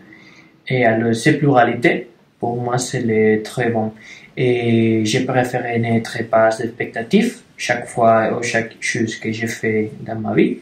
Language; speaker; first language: French; non-native, learner; Spanish